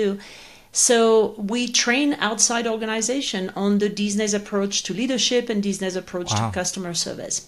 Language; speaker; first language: English; non-native, fluent; French